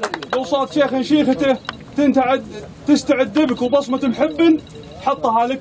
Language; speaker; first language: Arabic; native; Arabic